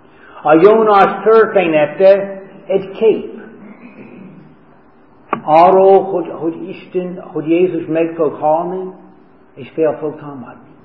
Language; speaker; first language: Hungarian; non-native, fluent; English